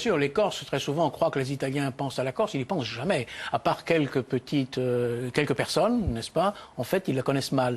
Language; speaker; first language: French; native; French